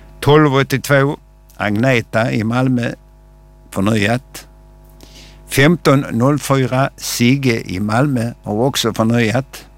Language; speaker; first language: Swedish; native; Swedish